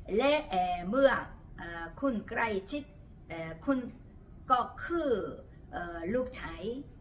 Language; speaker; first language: Thai; non-native, fluent; Korean